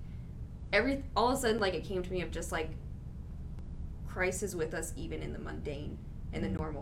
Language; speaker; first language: English; native; English